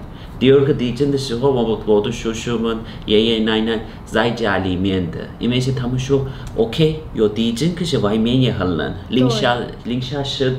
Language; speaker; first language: Chinese; non-native, fluent; Turkish